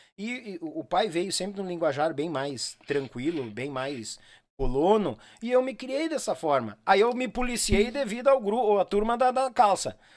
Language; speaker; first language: Portuguese; native; Portuguese